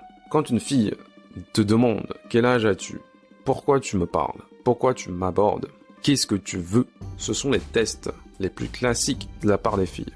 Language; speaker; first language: French; native; French